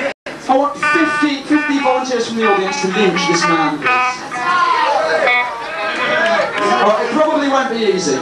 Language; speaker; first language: English; native; English